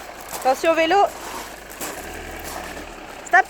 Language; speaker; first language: French; native; French